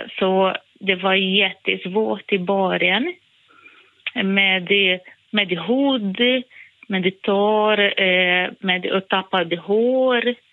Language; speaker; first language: Swedish; non-native, fluent; Portuguese